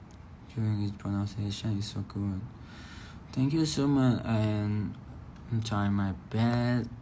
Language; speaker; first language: English; non-native, learner; Thai